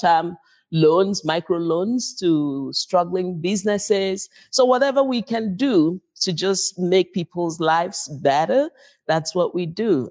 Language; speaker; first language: English; non-native, local second language; Igbo